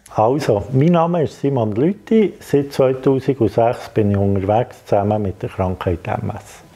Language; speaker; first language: German; native; German